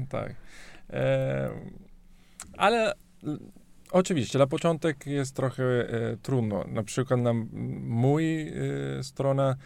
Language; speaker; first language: Polish; non-native, learner; Italian